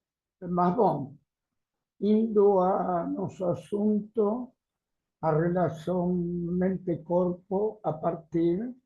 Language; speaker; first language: Portuguese; non-native, learner; Spanish